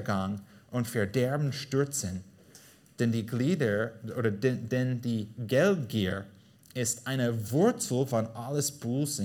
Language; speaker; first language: German; non-native, fluent; English